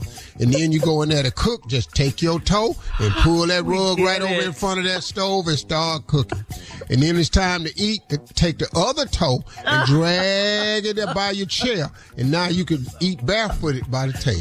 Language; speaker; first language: English; native; English